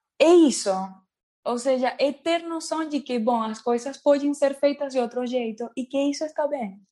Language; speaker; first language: Portuguese; non-native, learner; Spanish